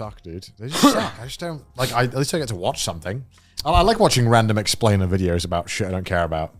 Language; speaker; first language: English; native; English